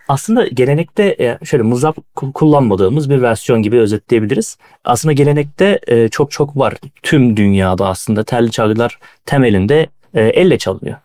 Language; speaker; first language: Turkish; native; Turkish